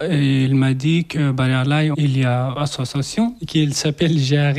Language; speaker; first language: French; non-native, learner; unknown